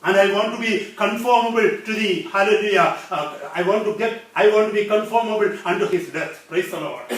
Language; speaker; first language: English; non-native, local second language; Malayalam